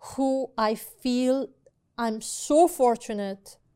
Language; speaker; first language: English; non-native, local second language; Urdu